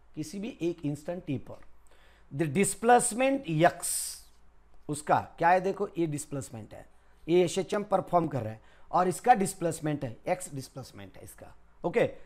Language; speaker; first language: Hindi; non-native, local second language; Marathi